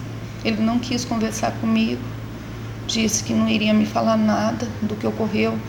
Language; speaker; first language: Portuguese; native; Portuguese